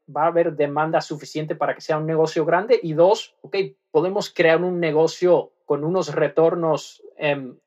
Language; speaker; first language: Spanish; non-native, fluent; Dutch